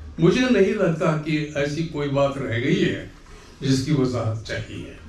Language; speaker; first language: Urdu; non-native, local second language; Kashmiri